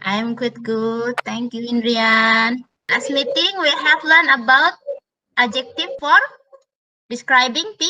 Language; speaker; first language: English; non-native, learner; Indonesian